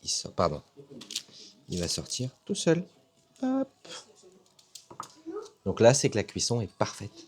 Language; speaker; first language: French; native; French